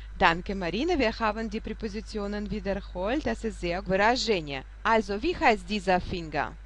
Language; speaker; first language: German; non-native, fluent; Russian